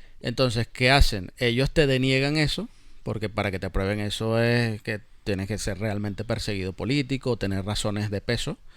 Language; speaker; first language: Spanish; native; Spanish